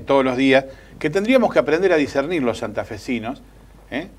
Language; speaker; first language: Spanish; native; Spanish